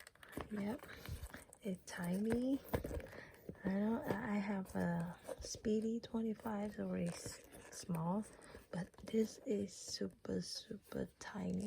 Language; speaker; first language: English; non-native, learner; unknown